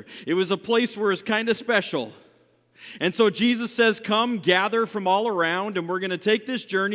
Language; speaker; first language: English; native; English